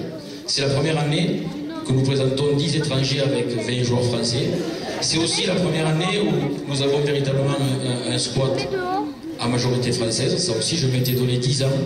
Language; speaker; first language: French; native; French